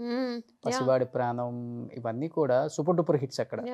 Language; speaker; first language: Telugu; native; Telugu